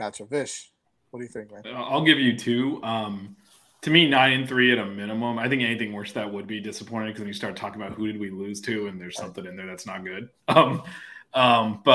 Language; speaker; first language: English; native; English